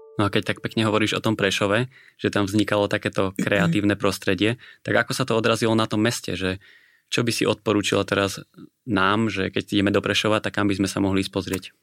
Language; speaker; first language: Slovak; native; Slovak